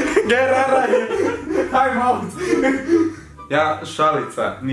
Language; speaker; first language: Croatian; early bilingual, heritage; Croatian